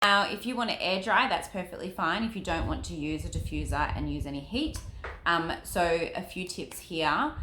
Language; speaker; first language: English; native; English